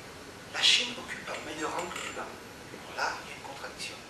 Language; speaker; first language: French; native; French